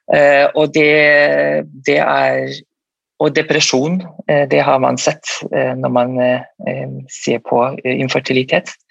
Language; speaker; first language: Norwegian; non-native, fluent; Malay